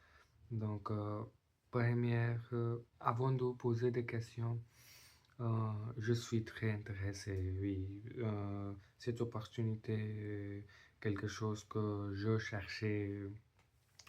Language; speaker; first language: French; non-native, learner; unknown